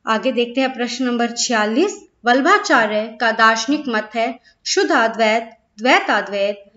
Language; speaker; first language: Hindi; native; Hindi